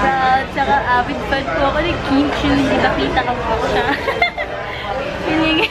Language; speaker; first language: Filipino; native; Filipino